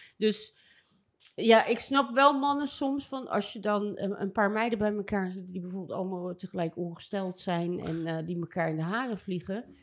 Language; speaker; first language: Dutch; native; Dutch